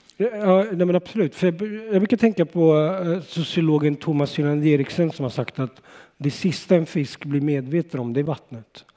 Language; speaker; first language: Swedish; early bilingual, other home language; Urdu